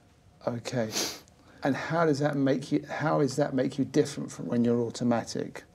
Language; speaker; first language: English; native; English